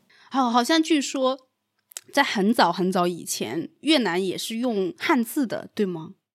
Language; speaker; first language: Chinese; native; Chinese